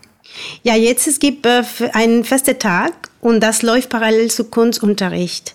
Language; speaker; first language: German; non-native, fluent; Spanish